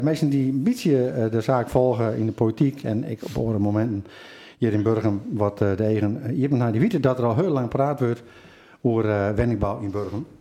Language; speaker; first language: Dutch; non-native, local second language; Western Frisian